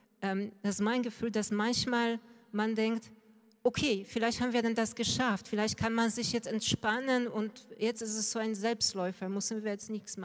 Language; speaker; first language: German; non-native, fluent; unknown